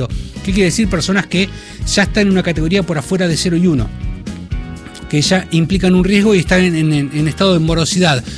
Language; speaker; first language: Spanish; native; Spanish